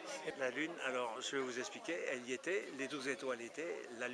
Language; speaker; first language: French; native; French